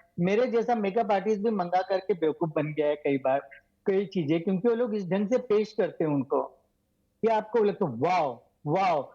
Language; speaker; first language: Hindi; native; Hindi